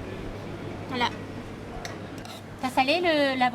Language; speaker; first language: French; non-native, fluent; Japanese